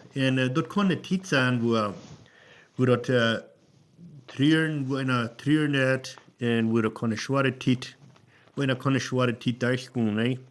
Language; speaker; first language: German; non-native, learner; Plautdietsch